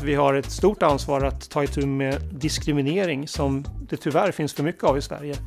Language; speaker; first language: Swedish; native; Swedish